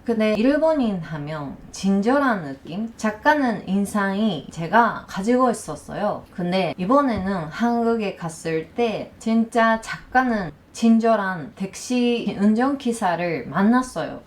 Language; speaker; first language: Korean; non-native, learner; Japanese